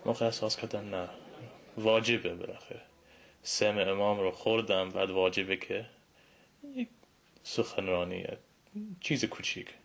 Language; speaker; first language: Persian; non-native, fluent; English